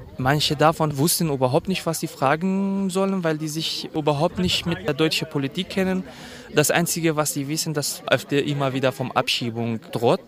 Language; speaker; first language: German; non-native, fluent; Kurdish